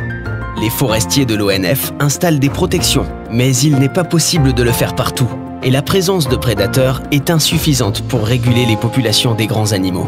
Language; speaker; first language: French; native; French